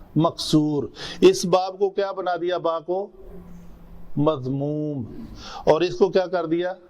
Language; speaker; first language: Urdu; non-native, local second language; Punjabi